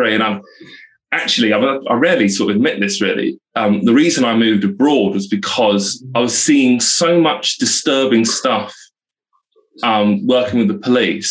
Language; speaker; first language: English; native; English